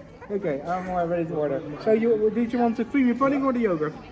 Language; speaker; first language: English; non-native, fluent; Dutch